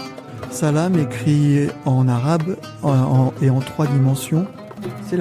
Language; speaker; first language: French; native; French